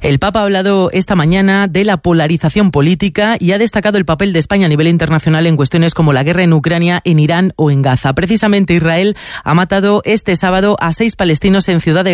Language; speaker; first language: Spanish; native; Spanish